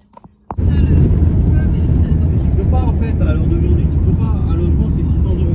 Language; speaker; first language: French; native; French